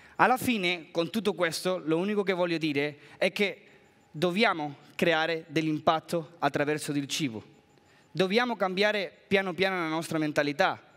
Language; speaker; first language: Italian; non-native, fluent; Spanish